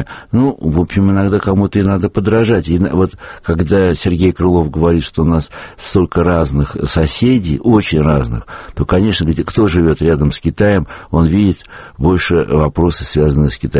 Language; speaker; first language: Russian; native; Russian